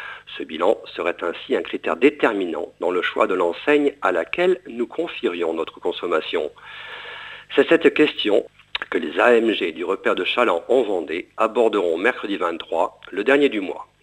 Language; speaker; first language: French; native; French